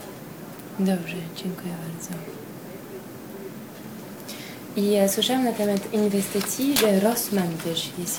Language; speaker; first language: Polish; early bilingual, heritage; Polish